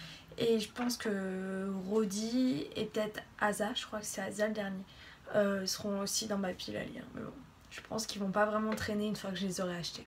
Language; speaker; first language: French; native; French